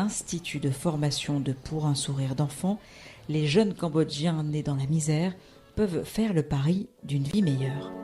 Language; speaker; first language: French; native; French